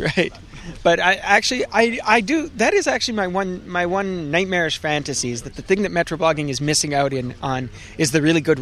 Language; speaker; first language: English; native; English